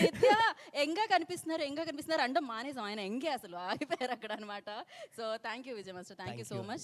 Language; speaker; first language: Telugu; native; Telugu